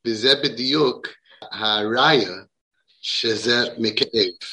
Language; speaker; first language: Hebrew; non-native, fluent; English